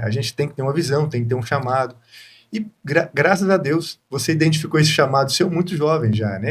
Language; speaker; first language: Portuguese; native; Portuguese